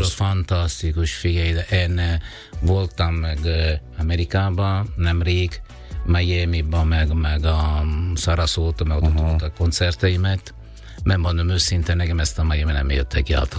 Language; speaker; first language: Hungarian; non-native, learner; Italian